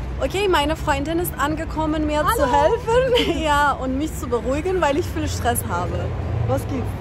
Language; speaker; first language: German; non-native, fluent; Persian